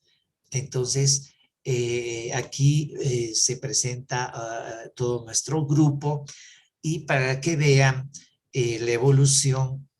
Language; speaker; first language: Spanish; native; Spanish